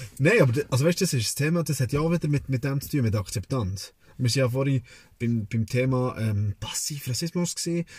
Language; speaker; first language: German; early bilingual, other home language; Serbian